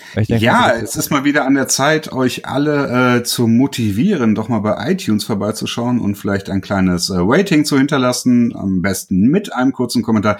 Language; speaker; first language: German; native; German